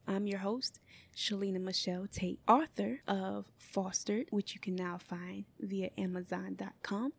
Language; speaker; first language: English; native; English